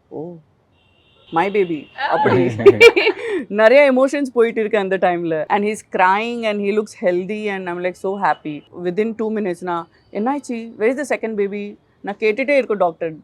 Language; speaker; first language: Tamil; non-native, fluent; Gujarati